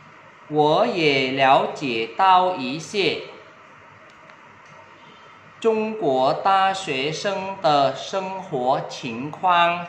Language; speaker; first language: Chinese; non-native, fluent; Vietnamese